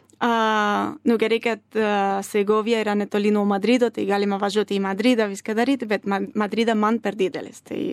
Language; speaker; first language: Lithuanian; non-native, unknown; Spanish